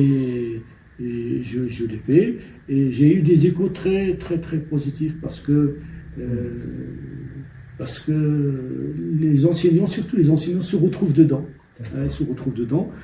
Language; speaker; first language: French; non-native, local second language; Tachelhit